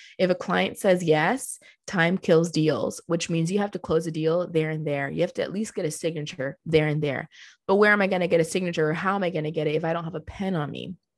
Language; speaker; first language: English; early bilingual, other home language; Spanish